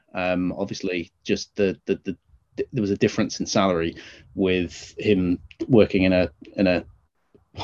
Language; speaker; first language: English; native; English